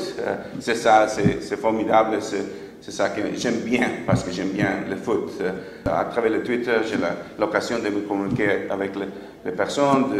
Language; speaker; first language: French; non-native, fluent; English